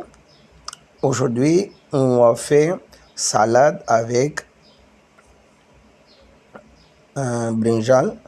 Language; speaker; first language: French; non-native, learner; Tamil